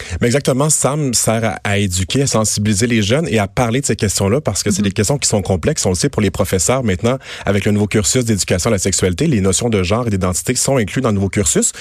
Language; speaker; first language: French; native; French